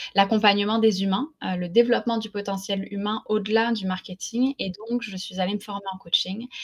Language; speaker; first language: French; native; French